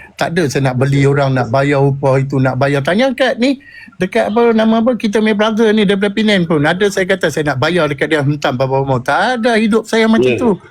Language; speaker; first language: Malay; native; Malay